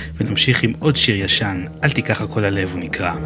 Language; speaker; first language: Hebrew; native; Hebrew